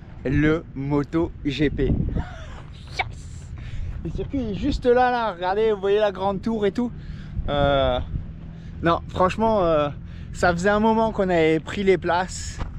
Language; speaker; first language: French; native; French